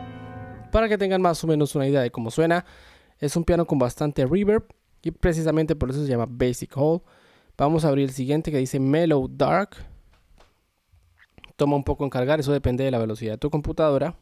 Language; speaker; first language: Spanish; native; Spanish